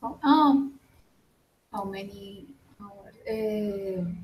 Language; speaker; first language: English; non-native, learner; Spanish